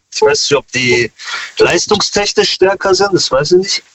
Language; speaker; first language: German; early bilingual, other home language; Kurdish